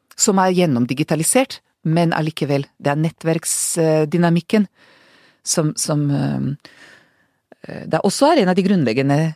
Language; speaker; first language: Norwegian; non-native, fluent; Serbian